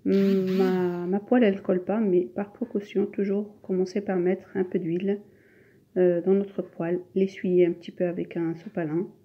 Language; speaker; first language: French; non-native, local second language; Arabic